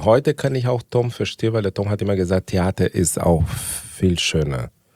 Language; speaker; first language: German; non-native, fluent; Portuguese